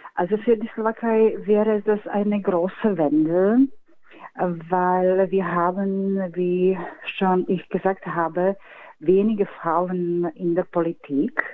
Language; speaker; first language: German; non-native, fluent; Slovak